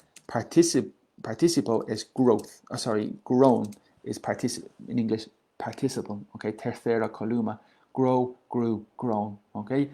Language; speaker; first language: Spanish; non-native, learner; English